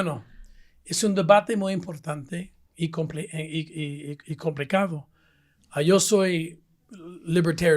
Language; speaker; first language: Spanish; non-native, fluent; English